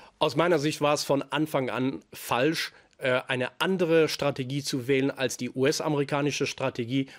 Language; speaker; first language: German; early bilingual, other home language; Persian